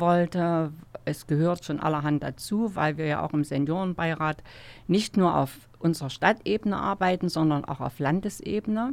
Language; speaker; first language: German; native; German